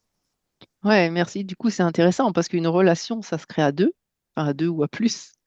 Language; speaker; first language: French; native; French